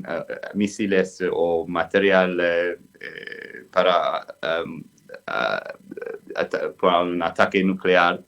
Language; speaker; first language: Spanish; non-native, fluent; English